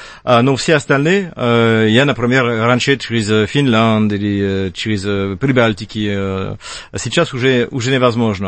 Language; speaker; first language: Russian; non-native, fluent; French